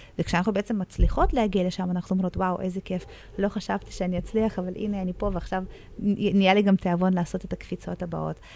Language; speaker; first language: Hebrew; early bilingual, other home language; Russian